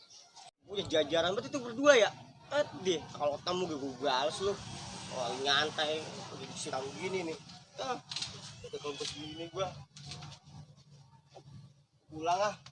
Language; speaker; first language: Indonesian; native; Indonesian